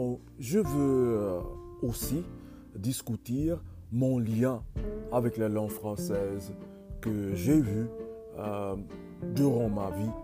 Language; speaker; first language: French; non-native, learner; English